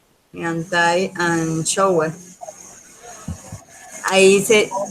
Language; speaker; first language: English; non-native, learner; Spanish